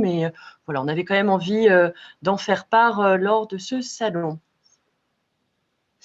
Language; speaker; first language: French; native; French